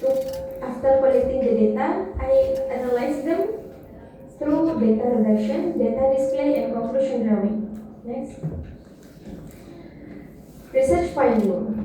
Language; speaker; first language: English; non-native, fluent; Indonesian